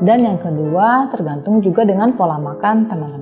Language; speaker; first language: Indonesian; native; Indonesian